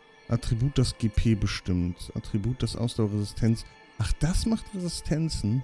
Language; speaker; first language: German; native; German